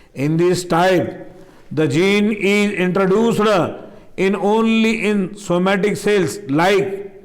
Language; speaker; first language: Hindi; non-native, local second language; Marathi